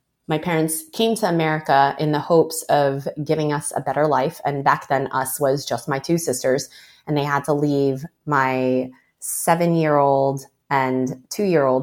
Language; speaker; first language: English; early bilingual, other home language; Chinese